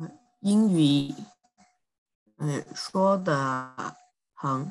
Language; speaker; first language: Chinese; non-native, learner; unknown